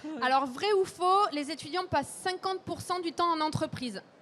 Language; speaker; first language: French; native; French